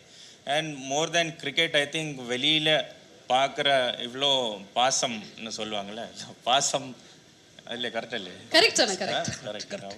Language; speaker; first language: Tamil; non-native, local second language; Malayalam